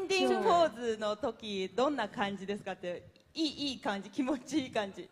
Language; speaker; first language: Japanese; non-native, learner; Chinese